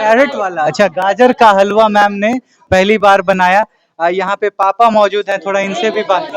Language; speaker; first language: Hindi; native; Hindi